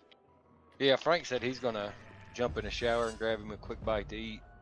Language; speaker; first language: English; native; English